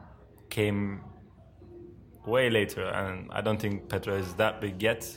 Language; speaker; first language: English; non-native, fluent; Turkish